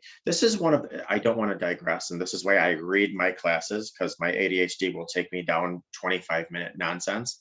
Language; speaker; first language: English; native; English